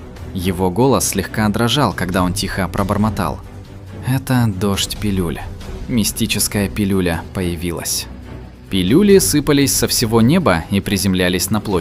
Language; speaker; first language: Russian; native; Russian